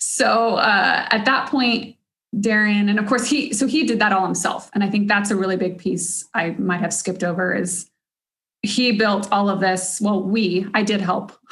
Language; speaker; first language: English; native; English